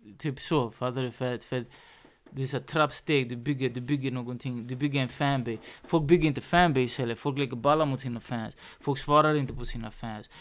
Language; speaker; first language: Swedish; early bilingual, other home language; Spanish